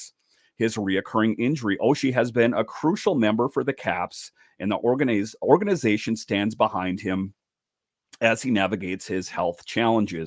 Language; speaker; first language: English; native; English